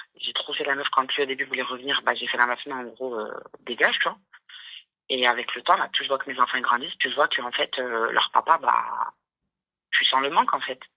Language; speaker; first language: French; early bilingual, other home language; Arabic